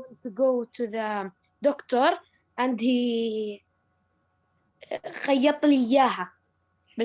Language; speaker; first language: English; non-native, learner; Arabic